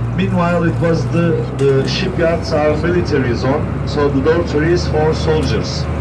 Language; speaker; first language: English; non-native, fluent; Turkish